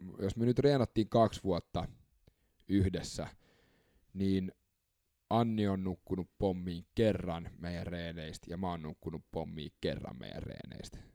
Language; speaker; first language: Finnish; early bilingual, other home language; English